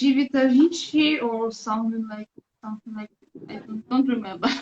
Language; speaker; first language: English; non-native, learner; Russian